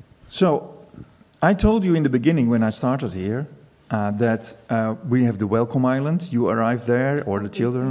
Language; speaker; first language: English; non-native, fluent; Dutch